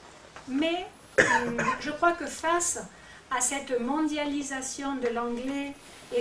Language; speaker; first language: French; non-native, fluent; Spanish